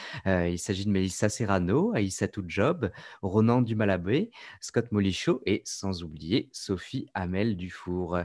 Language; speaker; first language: French; native; French